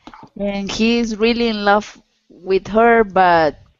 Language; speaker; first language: English; non-native, learner; Spanish